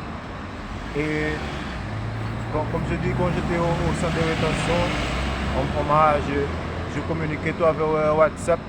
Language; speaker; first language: French; non-native, local second language; Haitian Creole